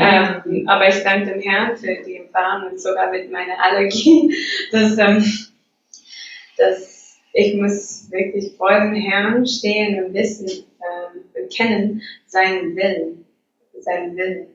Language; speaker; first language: German; non-native, fluent; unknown